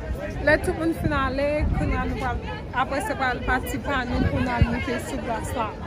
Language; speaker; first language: French; non-native, learner; Haitian Creole